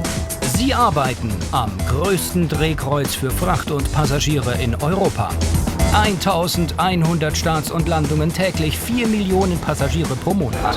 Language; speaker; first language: German; native; German